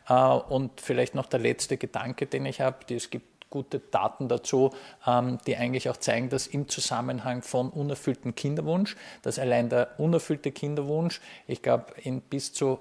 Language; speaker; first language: German; native; German